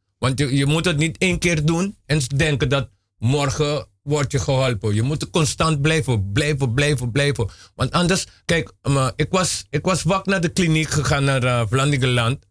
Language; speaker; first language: Dutch; non-native, local second language; Papiamento